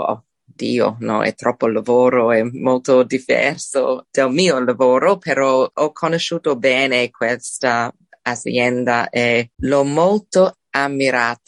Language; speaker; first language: Italian; non-native, fluent; English